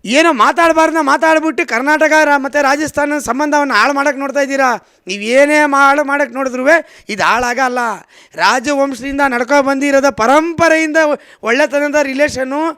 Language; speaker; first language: Kannada; non-native, local second language; Marwari